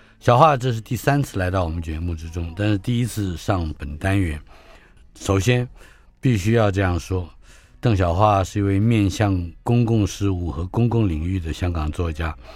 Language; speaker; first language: Chinese; native; Chinese